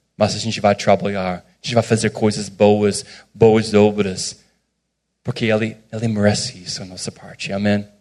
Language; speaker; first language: Portuguese; non-native, fluent; English